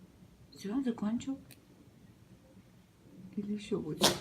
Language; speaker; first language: Russian; native; Russian